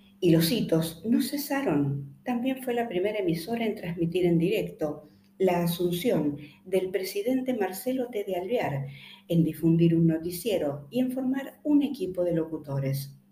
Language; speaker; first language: Spanish; native; Spanish